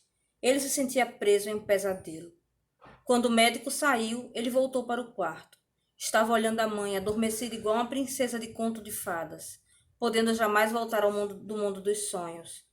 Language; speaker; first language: Portuguese; native; Portuguese